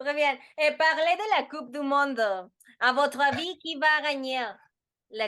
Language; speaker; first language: French; non-native, learner; Spanish